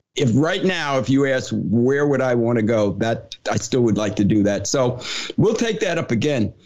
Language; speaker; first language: English; native; English